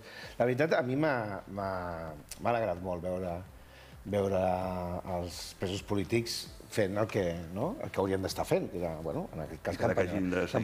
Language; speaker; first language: Catalan; native; Catalan